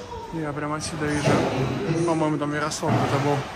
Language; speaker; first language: Russian; native; Russian